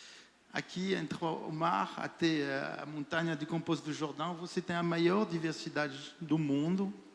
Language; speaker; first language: Portuguese; non-native, fluent; French